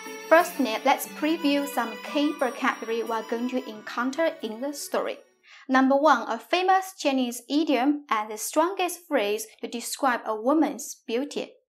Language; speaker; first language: English; non-native, fluent; Chinese